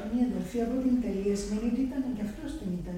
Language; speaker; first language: Greek; native; Greek